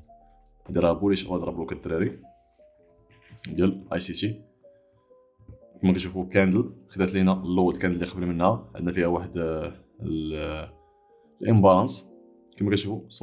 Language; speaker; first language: Arabic; native; Arabic